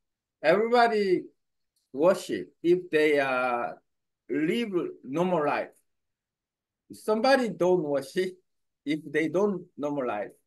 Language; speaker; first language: English; non-native, learner; Korean